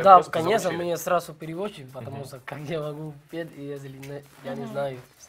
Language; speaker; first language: Russian; non-native, learner; Spanish